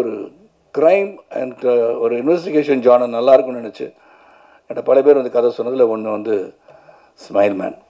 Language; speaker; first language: Tamil; native; Tamil